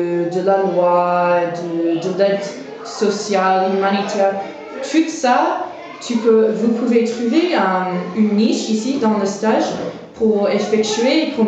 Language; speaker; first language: French; non-native, fluent; English